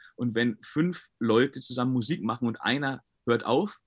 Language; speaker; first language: German; native; German